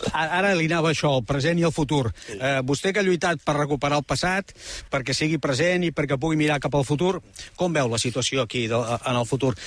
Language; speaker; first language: Catalan; native; Catalan